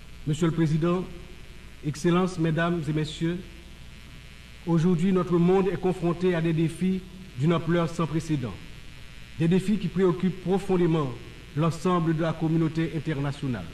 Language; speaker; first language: French; non-native, local second language; Haitian Creole